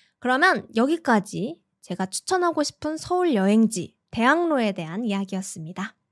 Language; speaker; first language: Korean; native; Korean